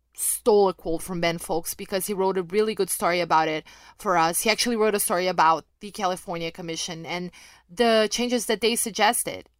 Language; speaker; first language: English; non-native, fluent; Portuguese